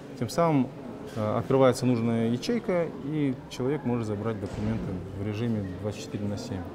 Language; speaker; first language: Russian; non-native, local second language; Kazakh